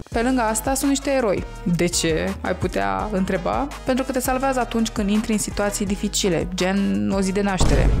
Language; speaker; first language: Romanian; native; Romanian